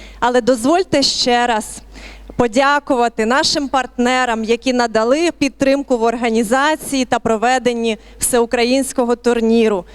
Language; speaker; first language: Ukrainian; native; Ukrainian